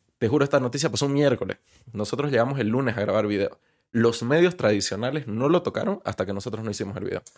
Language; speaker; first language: Spanish; native; Spanish